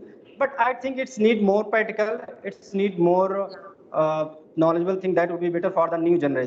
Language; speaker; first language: English; non-native, fluent; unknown